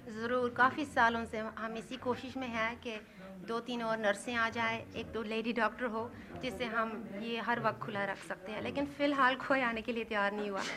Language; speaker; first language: Urdu; non-native, fluent; Norwegian